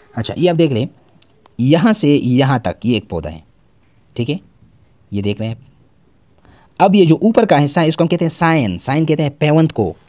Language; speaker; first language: Urdu; non-native, local second language; Pashto